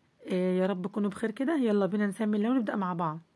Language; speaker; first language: Arabic; native; Arabic